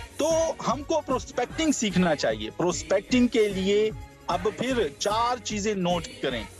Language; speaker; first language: Urdu; non-native, local second language; Pashto